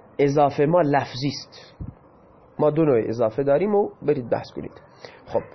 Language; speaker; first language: Persian; non-native, local second language; Baluchi